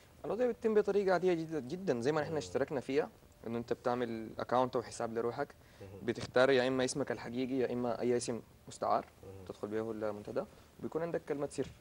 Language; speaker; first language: Arabic; native; Arabic